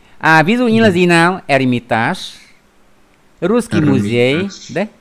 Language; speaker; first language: Vietnamese; native; Vietnamese